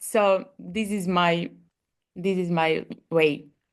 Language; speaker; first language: English; non-native, learner; Russian